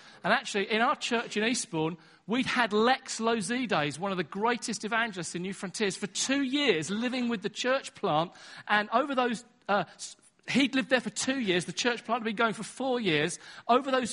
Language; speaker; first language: English; native; English